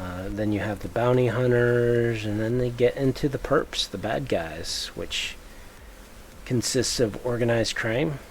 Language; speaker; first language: English; native; English